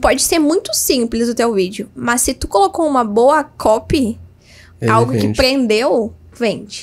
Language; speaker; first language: Portuguese; native; Portuguese